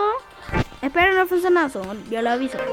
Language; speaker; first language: Spanish; native; Spanish